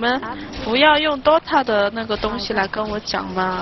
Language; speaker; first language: Chinese; native; Chinese